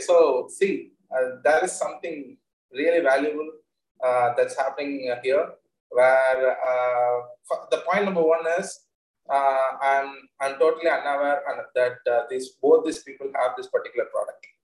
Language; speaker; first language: English; non-native, local second language; Tamil